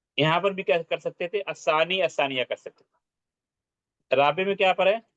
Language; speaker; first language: Urdu; native; Urdu